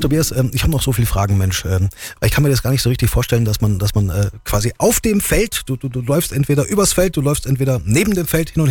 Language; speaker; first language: German; native; German